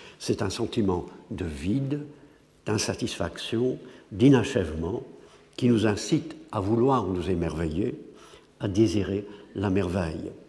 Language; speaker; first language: French; non-native, fluent; English